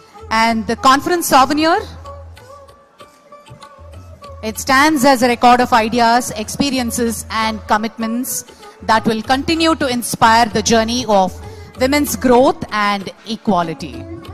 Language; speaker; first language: English; non-native, local second language; Telugu